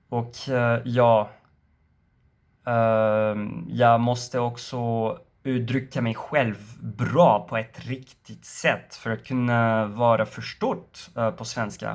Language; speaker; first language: Swedish; non-native, learner; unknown